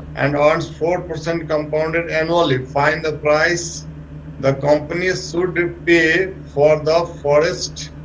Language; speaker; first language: English; non-native, local second language; Nepali